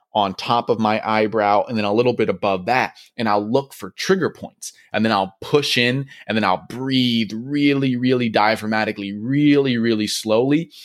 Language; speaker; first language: English; native; English